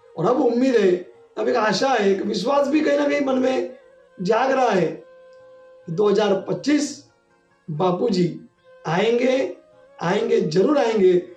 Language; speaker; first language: Hindi; non-native, local second language; Gujarati